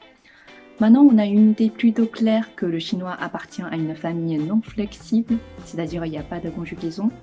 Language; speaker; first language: French; non-native, fluent; Chinese